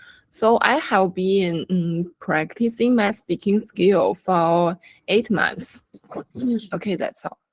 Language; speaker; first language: English; non-native, learner; Chinese